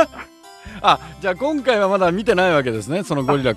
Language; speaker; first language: Japanese; native; Japanese